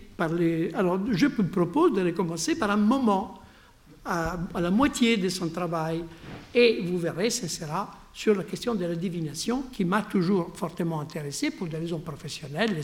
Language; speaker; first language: French; non-native, fluent; Italian